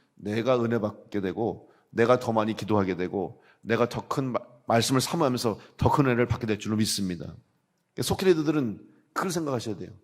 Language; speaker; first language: Korean; native; Korean